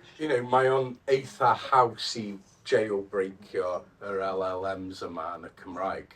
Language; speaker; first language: Welsh; non-native, fluent; English